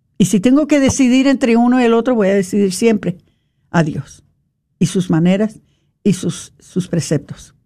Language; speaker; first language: Spanish; non-native, fluent; English